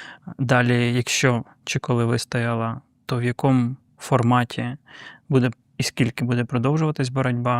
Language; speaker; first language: Ukrainian; native; Ukrainian